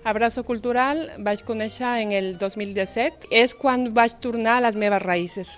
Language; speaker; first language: Catalan; non-native, fluent; Spanish